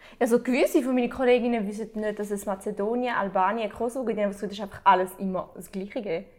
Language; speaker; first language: German; early bilingual, other home language; Albanian